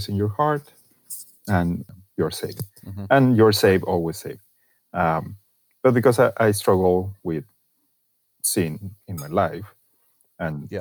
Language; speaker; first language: English; non-native, fluent; Spanish